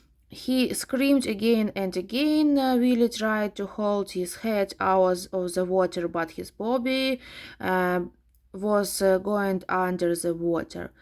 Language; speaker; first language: English; non-native, fluent; Ukrainian